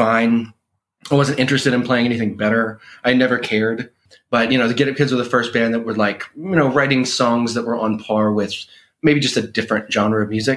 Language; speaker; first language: English; native; English